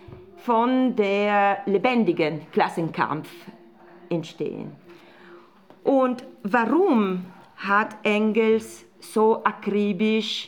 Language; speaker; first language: German; non-native, fluent; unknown